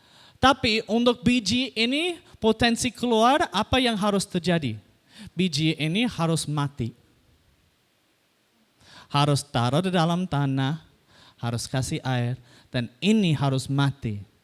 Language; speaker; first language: Indonesian; non-native, fluent; English